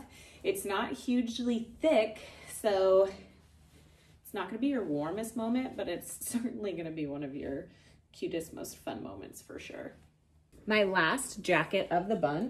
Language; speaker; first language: English; native; English